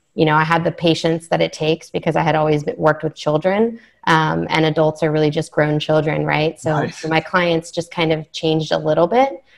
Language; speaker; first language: English; native; English